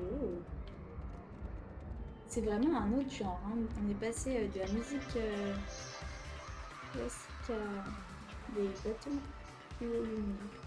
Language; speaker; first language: French; native; French